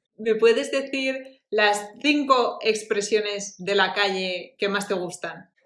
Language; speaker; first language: Spanish; native; Spanish